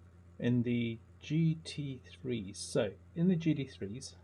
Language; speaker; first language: English; native; English